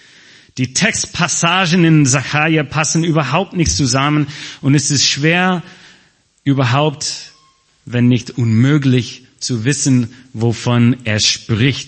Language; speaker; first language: German; non-native, fluent; English